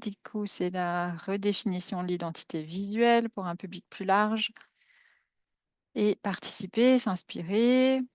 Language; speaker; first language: French; native; French